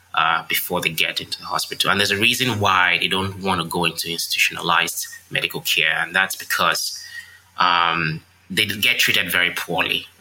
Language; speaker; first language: English; non-native, local second language; Yoruba